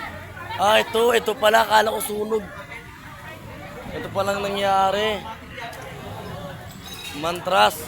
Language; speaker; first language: Filipino; native; Filipino